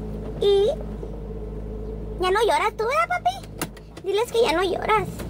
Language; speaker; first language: Spanish; native; Spanish